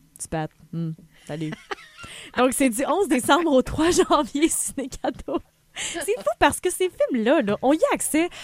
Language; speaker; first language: French; native; French